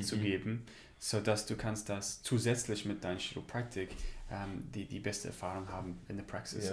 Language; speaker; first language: German; non-native, learner; English